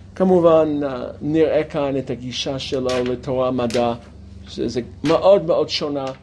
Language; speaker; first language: Hebrew; non-native, fluent; English